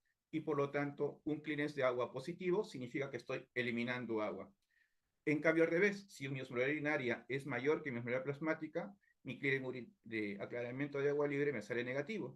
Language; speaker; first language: Spanish; native; Spanish